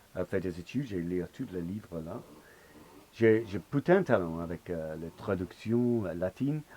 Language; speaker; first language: French; non-native, learner; English